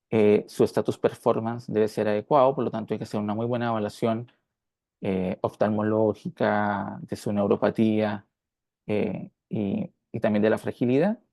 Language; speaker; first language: Spanish; native; Spanish